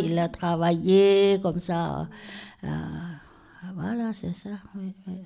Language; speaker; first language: French; non-native, learner; Lao